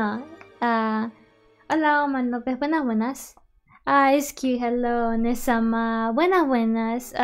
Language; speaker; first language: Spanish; early bilingual, heritage; English